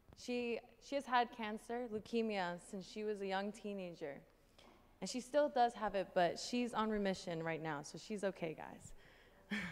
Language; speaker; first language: English; native; English